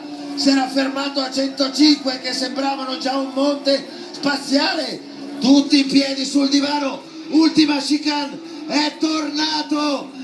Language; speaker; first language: Italian; native; Italian